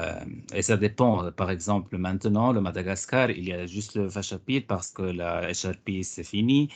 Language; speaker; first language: French; non-native, fluent; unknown